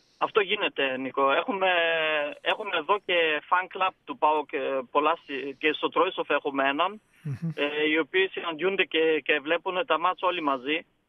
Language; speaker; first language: Greek; early bilingual, heritage; Greek